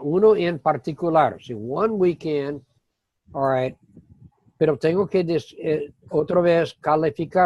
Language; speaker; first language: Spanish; non-native, fluent; English